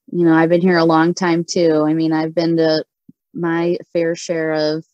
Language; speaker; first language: English; native; English